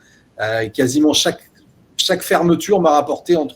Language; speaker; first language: French; native; French